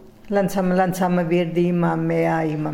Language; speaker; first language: German; non-native, fluent; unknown